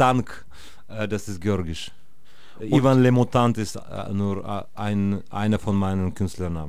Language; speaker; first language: German; native; German